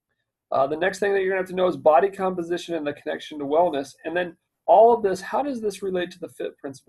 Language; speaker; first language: English; native; English